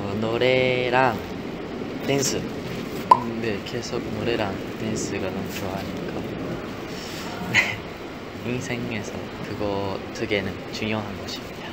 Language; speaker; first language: Korean; non-native, fluent; Japanese